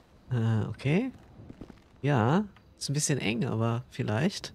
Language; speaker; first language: German; native; German